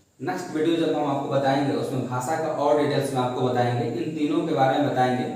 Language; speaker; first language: Hindi; non-native, local second language; Bhojpuri